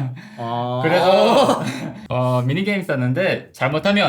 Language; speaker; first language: Korean; non-native, learner; Portuguese